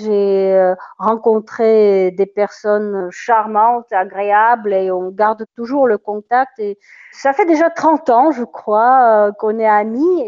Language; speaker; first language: French; non-native, fluent; Russian